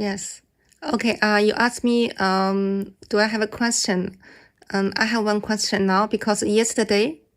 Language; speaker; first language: English; non-native, learner; Chinese